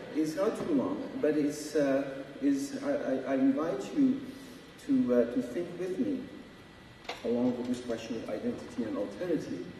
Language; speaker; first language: English; non-native, fluent; Persian